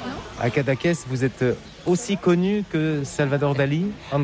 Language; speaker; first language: French; native; French